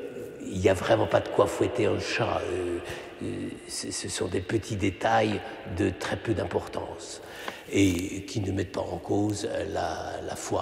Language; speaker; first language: French; native; French